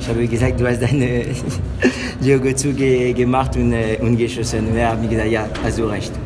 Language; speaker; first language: German; non-native, learner; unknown